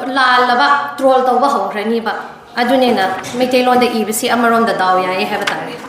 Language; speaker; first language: Manipuri; non-native, local second language; Tangkhul Naga (India)